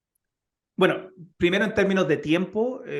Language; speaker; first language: Spanish; native; Spanish